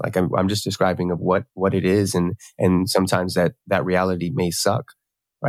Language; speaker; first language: English; native; English